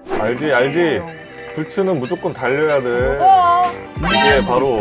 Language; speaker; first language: Korean; native; Korean